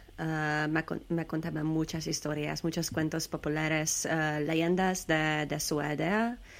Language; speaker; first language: Spanish; non-native, learner; Hungarian